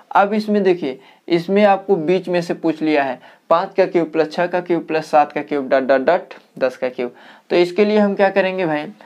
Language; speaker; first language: Hindi; native; Hindi